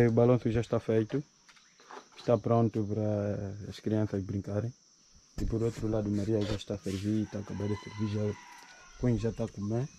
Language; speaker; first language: Portuguese; non-native, fluent; Vietnamese